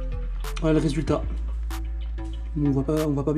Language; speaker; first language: French; native; French